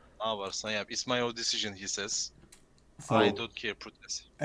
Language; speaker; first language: English; non-native, learner; Turkish